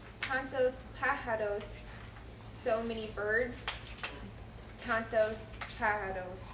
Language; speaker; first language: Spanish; non-native, learner; English